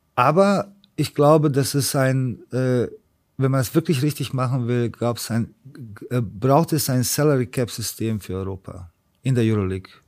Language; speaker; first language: German; early bilingual, other home language; Serbian